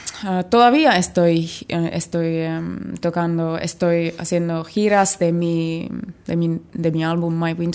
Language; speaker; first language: Spanish; non-native, learner; Finnish